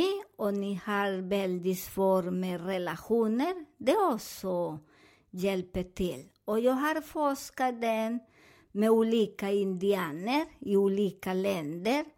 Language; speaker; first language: Swedish; non-native, learner; Spanish